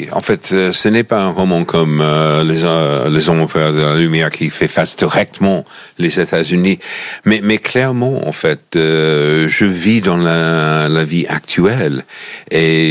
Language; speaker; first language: French; non-native, fluent; English